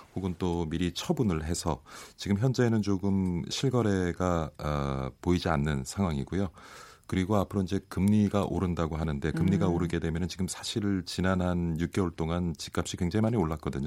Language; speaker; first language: Korean; native; Korean